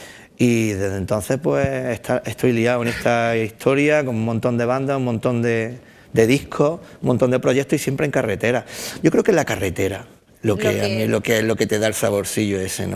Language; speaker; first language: Spanish; native; Spanish